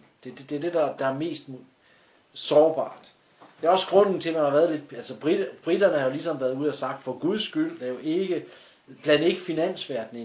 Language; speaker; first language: Danish; native; Danish